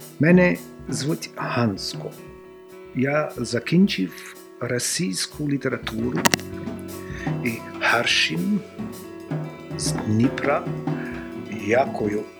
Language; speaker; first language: Ukrainian; non-native, learner; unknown